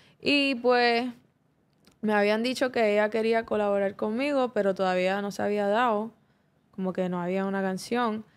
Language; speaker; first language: Spanish; early bilingual, heritage; Spanish